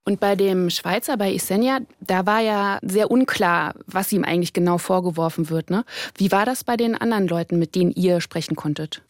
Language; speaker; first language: German; native; German